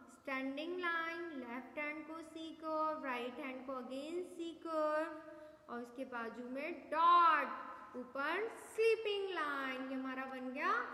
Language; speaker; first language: Hindi; native; Hindi